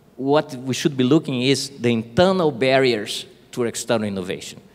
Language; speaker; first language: English; non-native, fluent; Portuguese